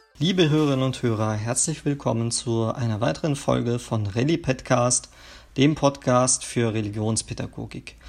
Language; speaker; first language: German; early bilingual, other home language; Turkish